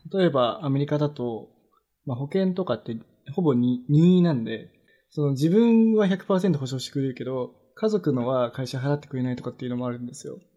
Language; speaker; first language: Japanese; native; Japanese